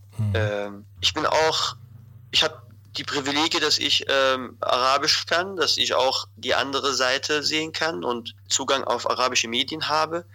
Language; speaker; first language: German; non-native, fluent; Arabic